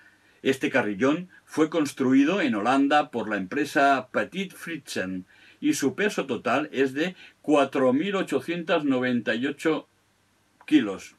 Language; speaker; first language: Spanish; non-native, local second language; Catalan